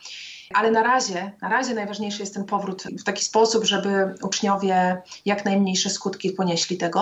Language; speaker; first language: Polish; native; Polish